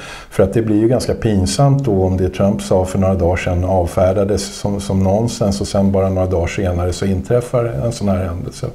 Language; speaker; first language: Swedish; native; Swedish